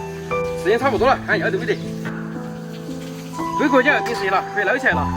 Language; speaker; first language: Chinese; native; Chinese